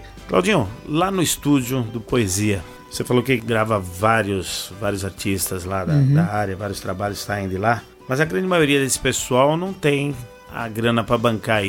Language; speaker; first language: Portuguese; native; Portuguese